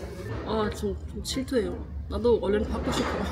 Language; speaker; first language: Korean; non-native, learner; German